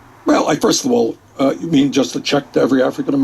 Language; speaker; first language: English; native; English